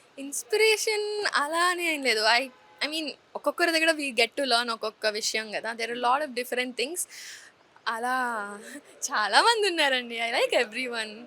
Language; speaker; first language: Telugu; native; Telugu